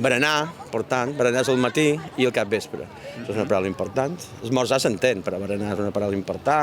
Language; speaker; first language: Catalan; native; Catalan